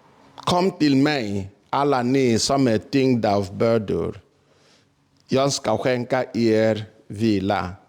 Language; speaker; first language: Swedish; non-native, fluent; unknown